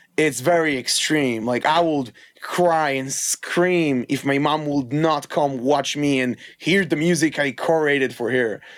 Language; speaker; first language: English; non-native, fluent; Hebrew